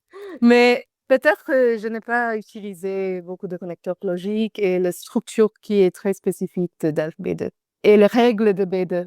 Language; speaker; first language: French; non-native, fluent; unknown